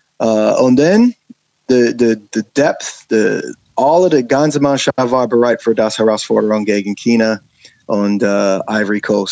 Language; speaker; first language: German; non-native, learner; English